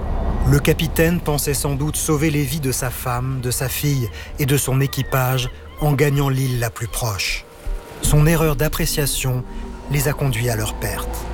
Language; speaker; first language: French; native; French